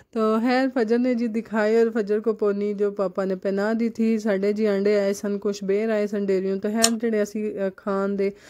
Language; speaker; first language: Urdu; non-native, local second language; Punjabi